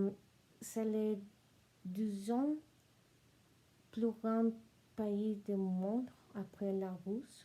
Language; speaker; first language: French; non-native, learner; Spanish